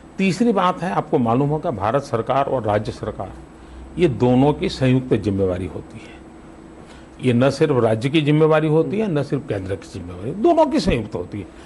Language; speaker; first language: Hindi; non-native, local second language; Gujarati